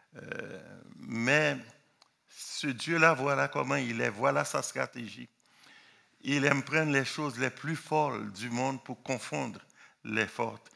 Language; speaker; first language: French; non-native, local second language; Haitian Creole